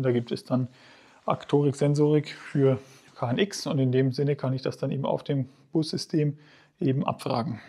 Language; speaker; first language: German; native; German